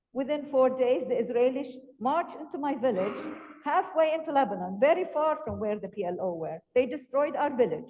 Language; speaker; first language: English; non-native, fluent; Arabic